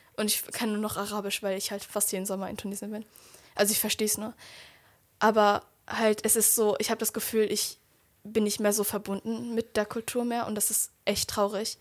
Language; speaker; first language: German; native; German